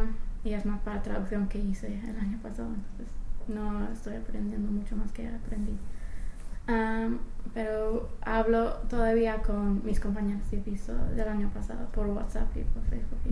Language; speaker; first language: Spanish; non-native, fluent; English